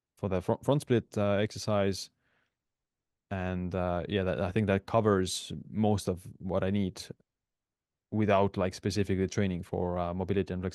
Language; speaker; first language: English; non-native, fluent; Estonian